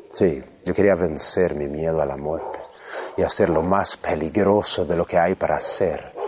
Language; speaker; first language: Spanish; non-native, fluent; Swedish